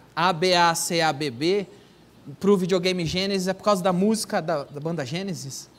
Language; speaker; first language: Portuguese; native; Portuguese